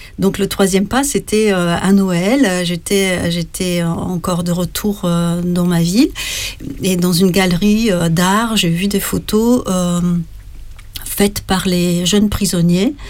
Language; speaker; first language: French; non-native, fluent; Slovenian